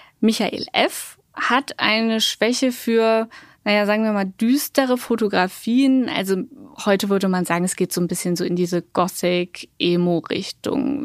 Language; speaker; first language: German; native; German